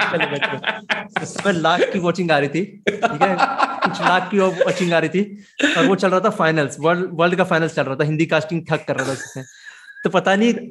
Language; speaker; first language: Hindi; native; Hindi